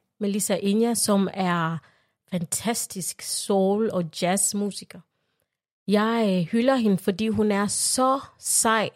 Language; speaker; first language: Danish; non-native, fluent; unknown